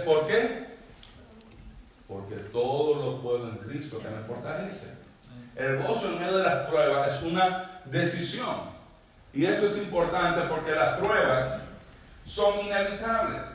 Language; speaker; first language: Spanish; native; Spanish